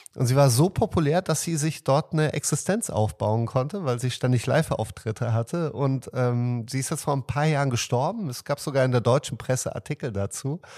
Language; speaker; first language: German; early bilingual, other home language; Serbian